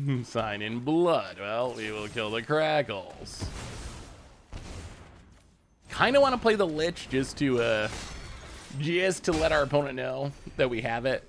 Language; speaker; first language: English; native; English